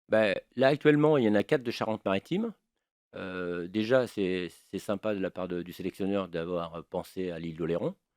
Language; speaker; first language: French; native; French